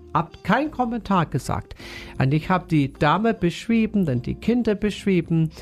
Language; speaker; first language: German; non-native, fluent; English